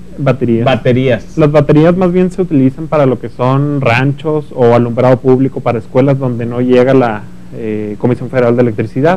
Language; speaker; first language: Spanish; native; Spanish